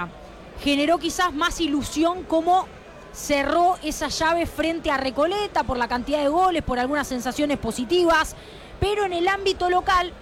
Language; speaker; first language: Spanish; native; Spanish